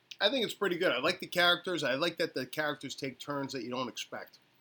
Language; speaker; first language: English; native; English